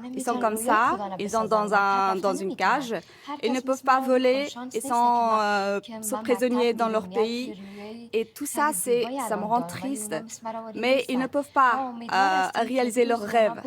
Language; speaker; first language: French; non-native, learner; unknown